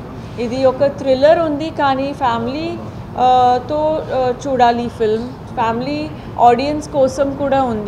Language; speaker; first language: Telugu; non-native, fluent; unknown